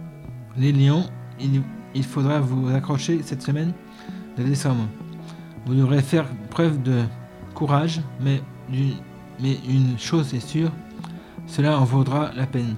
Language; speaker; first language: French; native; French